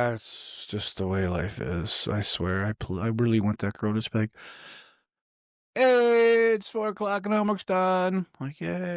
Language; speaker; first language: English; native; English